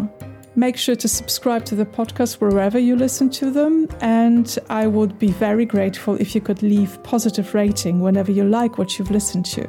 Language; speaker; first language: English; non-native, fluent; Polish